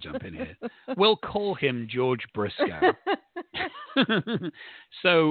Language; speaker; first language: English; native; English